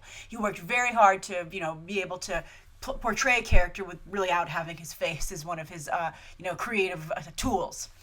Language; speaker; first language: English; native; English